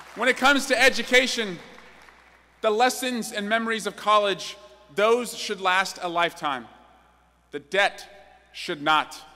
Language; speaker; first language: English; native; English